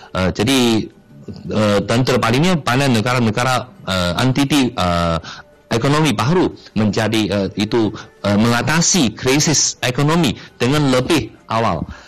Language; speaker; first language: Malay; non-native, fluent; Chinese